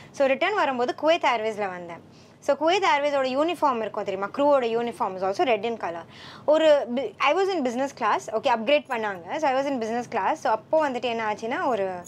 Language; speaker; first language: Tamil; non-native, local second language; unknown